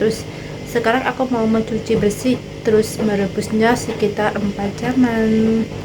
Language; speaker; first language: Indonesian; non-native, local second language; Javanese